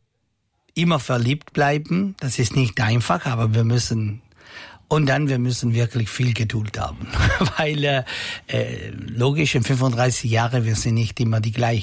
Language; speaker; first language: German; non-native, learner; Italian